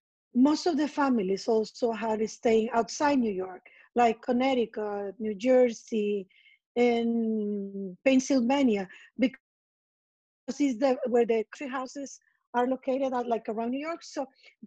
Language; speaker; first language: English; non-native, fluent; Spanish